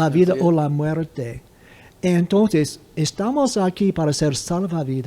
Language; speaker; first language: Spanish; non-native, fluent; English